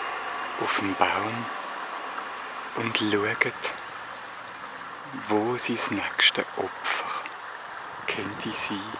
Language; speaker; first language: German; native; German